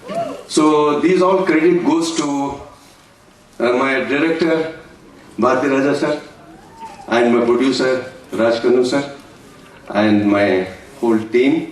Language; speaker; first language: Tamil; non-native, fluent; Hindi